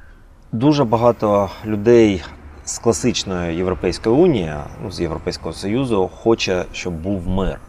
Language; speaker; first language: Ukrainian; native; Ukrainian